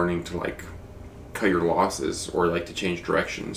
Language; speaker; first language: English; native; English